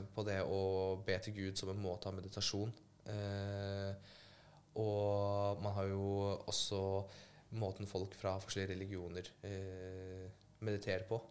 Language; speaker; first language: Norwegian; early bilingual, other home language; Polish